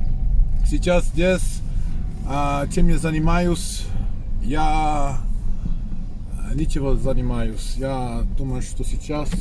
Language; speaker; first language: Russian; non-native, learner; English